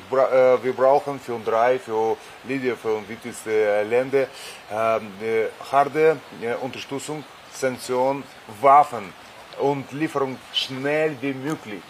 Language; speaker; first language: German; non-native, fluent; Russian